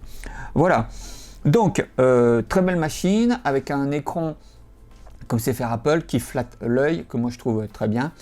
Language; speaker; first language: French; native; French